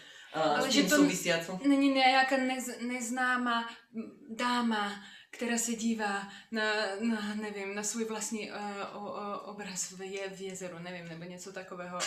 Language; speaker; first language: Czech; non-native, fluent; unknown